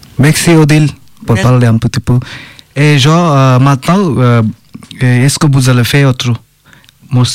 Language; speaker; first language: French; non-native, learner; Bangla